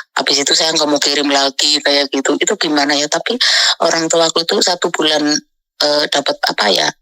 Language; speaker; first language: Indonesian; non-native, local second language; Javanese